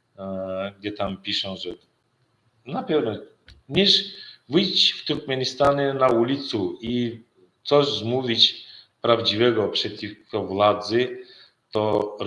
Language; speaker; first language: Polish; non-native, learner; Turkmen